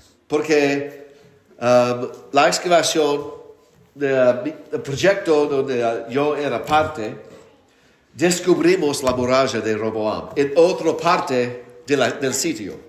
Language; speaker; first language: Spanish; non-native, fluent; English